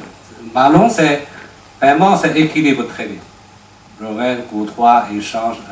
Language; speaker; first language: French; non-native, learner; Chinese